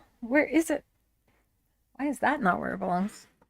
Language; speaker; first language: English; native; English